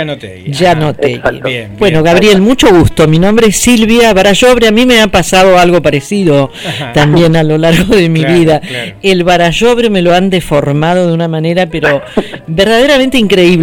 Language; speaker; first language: Spanish; native; Spanish